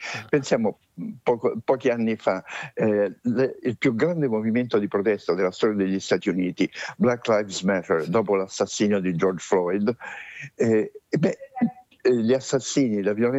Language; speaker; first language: Italian; native; Italian